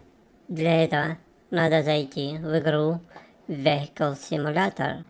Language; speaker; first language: Russian; native; Russian